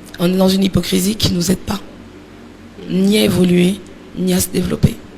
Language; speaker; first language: French; native; French